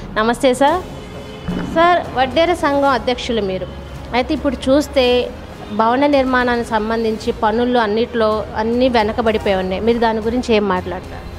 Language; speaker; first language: Telugu; native; Telugu